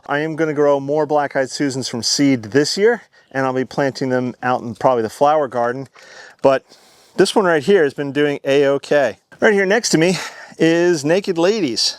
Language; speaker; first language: English; native; English